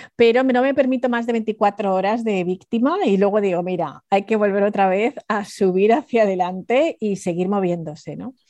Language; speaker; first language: Spanish; early bilingual, other home language; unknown